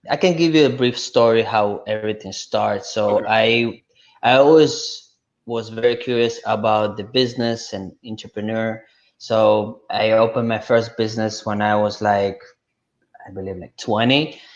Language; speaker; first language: English; non-native, fluent; Russian